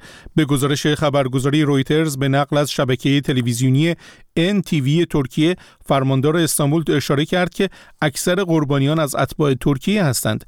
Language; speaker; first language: Persian; native; Persian